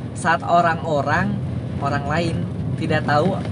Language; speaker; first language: Indonesian; non-native, local second language; Sundanese